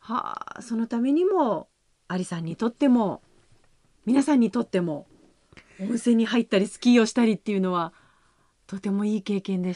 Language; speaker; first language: Japanese; native; Japanese